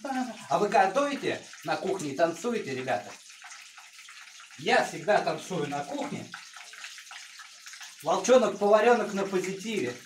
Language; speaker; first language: Russian; native; Russian